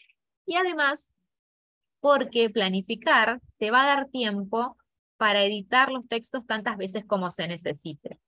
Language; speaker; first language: Spanish; native; Spanish